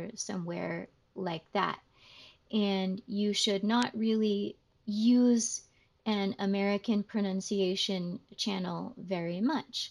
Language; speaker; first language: English; native; English